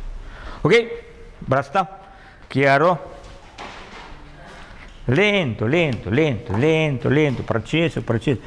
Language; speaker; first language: Italian; non-native, learner; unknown